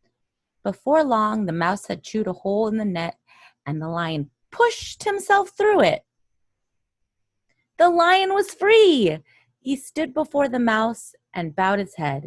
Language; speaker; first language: English; native; English